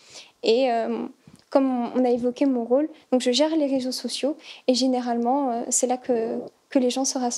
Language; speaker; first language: French; native; French